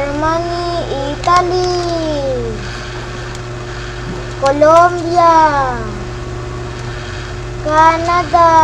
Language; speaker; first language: English; non-native, fluent; Filipino